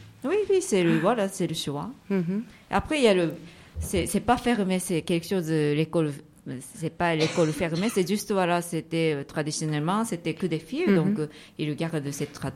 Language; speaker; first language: French; non-native, fluent; Japanese